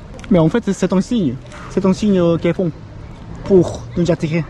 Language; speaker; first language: French; non-native, learner; Korean